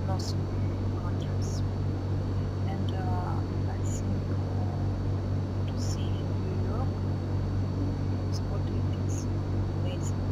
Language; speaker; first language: English; non-native, learner; Russian